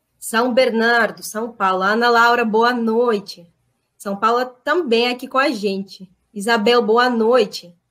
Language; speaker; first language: Portuguese; non-native, fluent; Russian